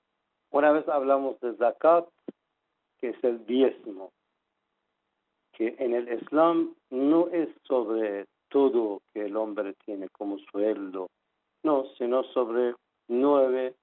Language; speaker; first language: Spanish; non-native, fluent; Persian